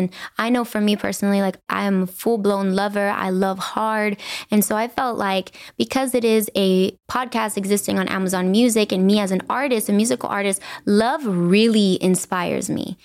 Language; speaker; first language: English; early bilingual, other home language; Spanish